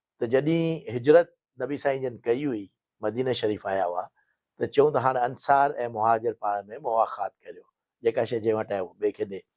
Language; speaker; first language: Sindhi; native; Sindhi